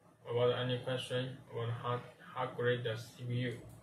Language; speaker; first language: English; non-native, learner; Chinese